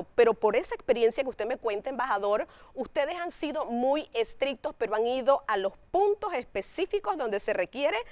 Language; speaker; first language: Spanish; native; Spanish